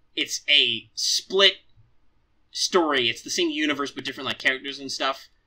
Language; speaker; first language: English; native; English